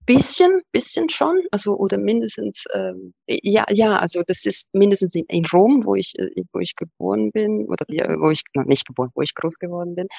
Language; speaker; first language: German; non-native, fluent; Italian